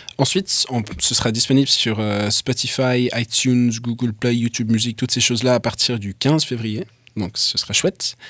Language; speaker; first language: French; early bilingual, other home language; English